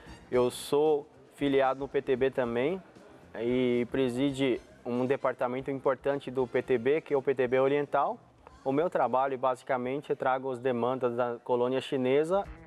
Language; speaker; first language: Portuguese; non-native, fluent; Chinese